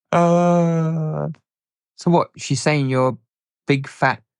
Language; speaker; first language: English; native; English